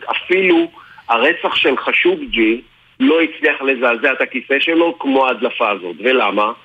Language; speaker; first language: Hebrew; native; Hebrew